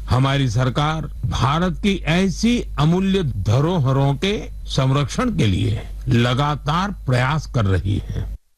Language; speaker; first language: Hindi; non-native, local second language; Gujarati